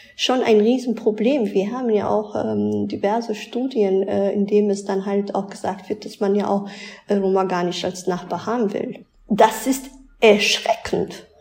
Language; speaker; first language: German; early bilingual, other home language; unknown